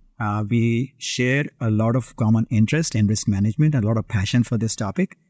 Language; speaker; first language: English; non-native, local second language; Hindi